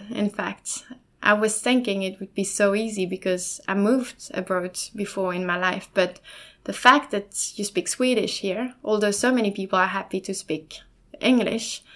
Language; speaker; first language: English; non-native, fluent; German